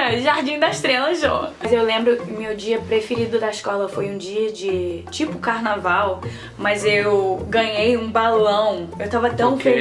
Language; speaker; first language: Portuguese; early bilingual, heritage; Portuguese